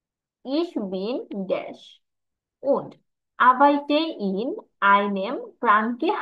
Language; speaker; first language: German; non-native, fluent; Bangla